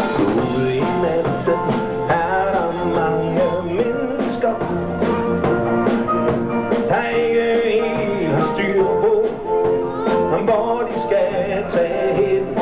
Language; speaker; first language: Danish; native; Danish